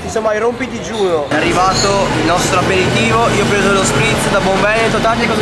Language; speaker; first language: Italian; native; Italian